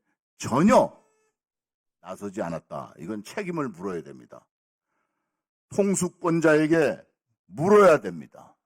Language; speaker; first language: Korean; native; Korean